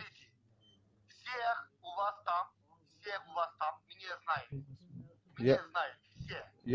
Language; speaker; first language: Russian; non-native, learner; Turkish